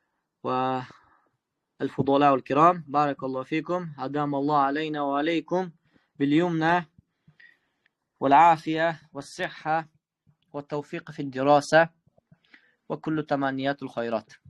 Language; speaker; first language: Arabic; non-native, fluent; Uzbek